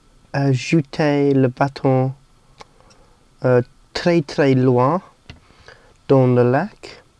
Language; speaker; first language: French; non-native, learner; English